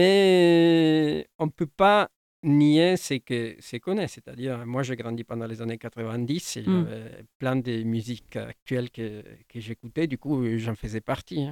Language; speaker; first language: French; non-native, fluent; Italian